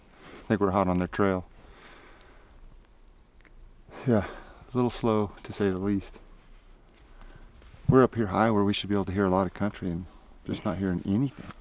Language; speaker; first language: English; native; English